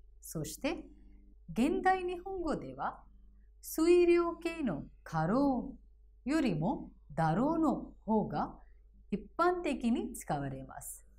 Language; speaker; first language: Japanese; non-native, fluent; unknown